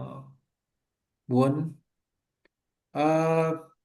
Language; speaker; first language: Chinese; non-native, learner; Indonesian